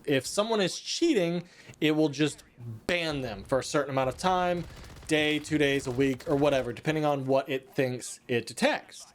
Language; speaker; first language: English; native; English